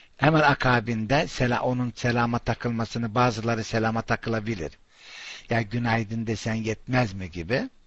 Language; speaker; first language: Turkish; non-native, fluent; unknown